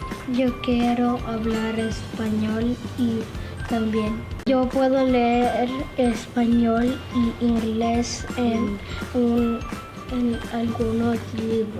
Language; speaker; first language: Spanish; non-native, learner; English